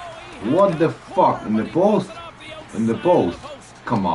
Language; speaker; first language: English; non-native, learner; Polish